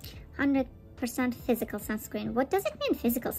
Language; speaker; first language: English; non-native, fluent; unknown